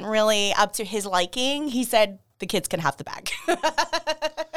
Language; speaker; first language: English; native; English